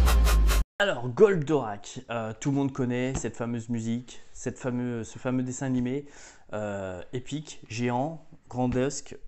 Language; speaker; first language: French; native; French